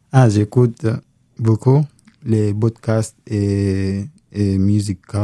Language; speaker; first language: French; non-native, learner; Arabic